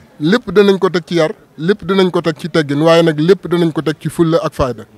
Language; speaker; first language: Wolof; native; Wolof